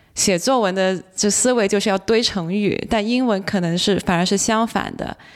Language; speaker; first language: Chinese; non-native, local second language; Cantonese